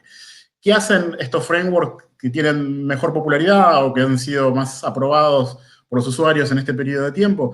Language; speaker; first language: Spanish; native; Spanish